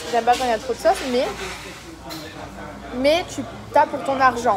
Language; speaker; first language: French; native; French